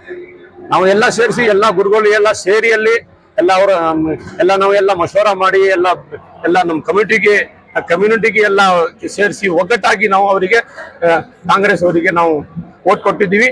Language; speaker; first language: Kannada; non-native, local second language; Urdu